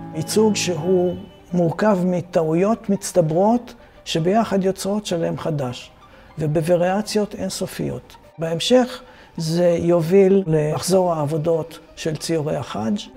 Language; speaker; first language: Hebrew; native; Hebrew